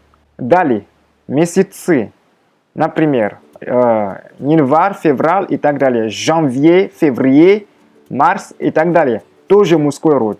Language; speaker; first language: Russian; non-native, fluent; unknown